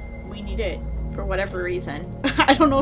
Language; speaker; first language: English; native; English